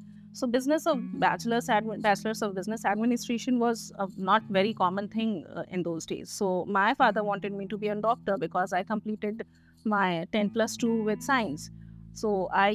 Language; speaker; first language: English; non-native, local second language; Hindi